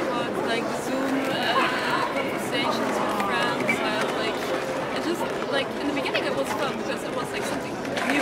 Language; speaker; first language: English; non-native, fluent; Dutch